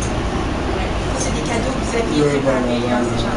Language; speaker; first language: French; native; French